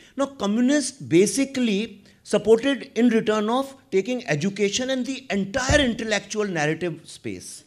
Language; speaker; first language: English; non-native, local second language; Hindi